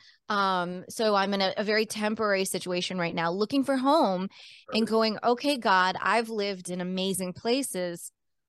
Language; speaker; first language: English; native; English